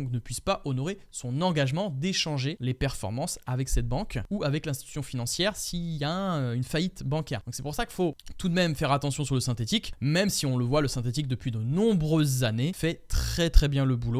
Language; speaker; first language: French; native; French